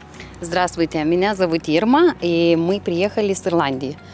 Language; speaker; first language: Russian; non-native, fluent; Lithuanian